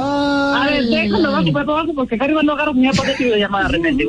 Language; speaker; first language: Spanish; native; Spanish